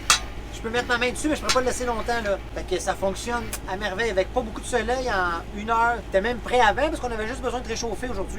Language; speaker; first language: French; native; French